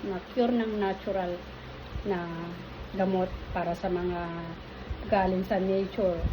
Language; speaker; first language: Filipino; non-native, local second language; Iloko